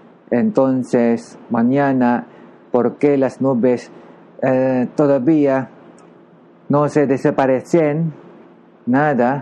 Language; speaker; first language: Spanish; non-native, learner; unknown